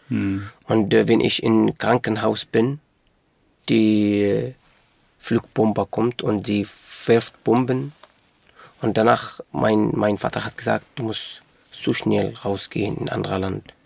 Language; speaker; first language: German; non-native, local second language; Arabic